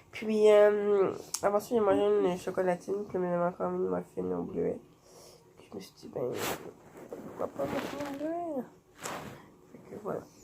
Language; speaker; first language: French; native; French